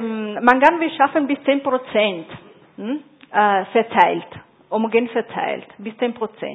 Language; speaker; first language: German; non-native, fluent; Italian